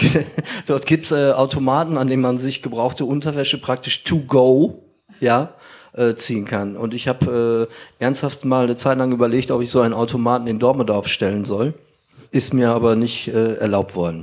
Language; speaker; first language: German; native; German